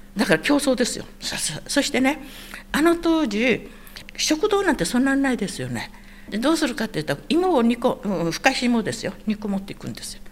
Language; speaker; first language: Japanese; native; Japanese